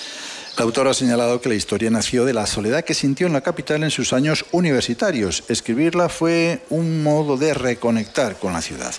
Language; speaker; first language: Spanish; native; Spanish